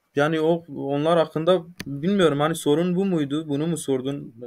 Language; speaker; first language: Turkish; non-native, local second language; Kurdish